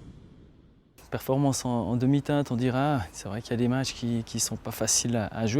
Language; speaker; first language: French; native; French